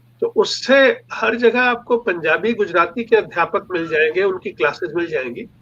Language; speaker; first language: Hindi; non-native, local second language; Punjabi